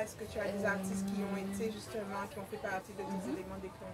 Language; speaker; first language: French; native; French